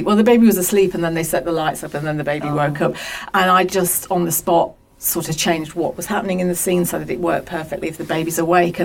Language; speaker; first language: English; native; English